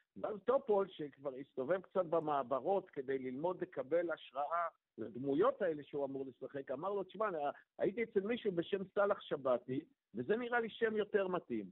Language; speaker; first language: Hebrew; native; Hebrew